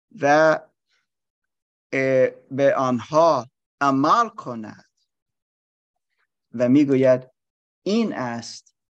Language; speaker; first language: Persian; non-native, learner; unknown